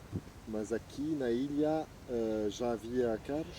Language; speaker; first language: Portuguese; non-native, fluent; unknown